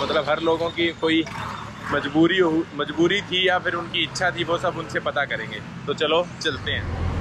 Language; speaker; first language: Hindi; native; Hindi